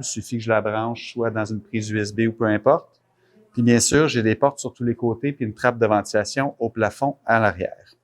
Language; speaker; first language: French; native; French